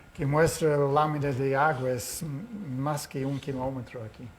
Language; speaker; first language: Spanish; non-native, fluent; Portuguese